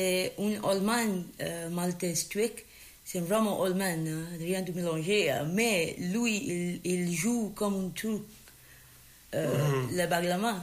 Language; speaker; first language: French; non-native, fluent; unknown